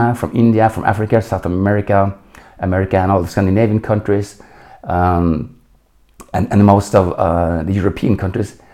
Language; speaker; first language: English; non-native, fluent; Norwegian